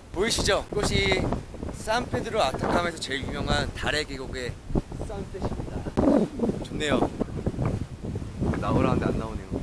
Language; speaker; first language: Korean; native; Korean